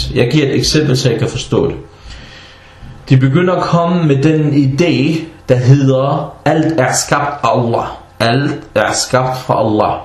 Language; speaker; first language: Danish; non-native, fluent; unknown